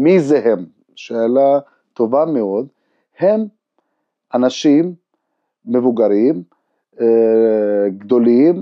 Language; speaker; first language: Hebrew; non-native, local second language; Arabic